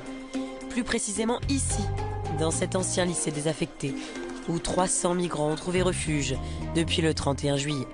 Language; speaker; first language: French; native; French